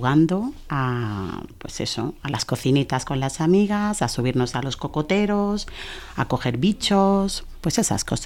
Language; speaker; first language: Spanish; early bilingual, other home language; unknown